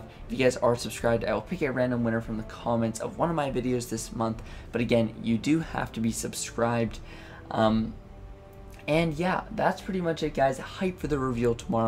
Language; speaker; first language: English; native; English